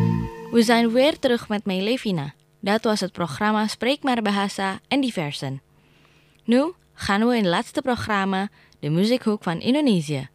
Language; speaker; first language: Dutch; non-native, fluent; Indonesian